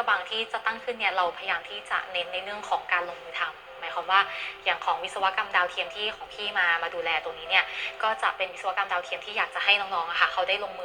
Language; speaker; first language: Thai; native; Thai